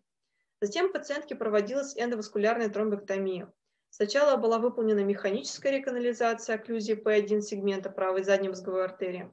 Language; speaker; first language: Russian; native; Russian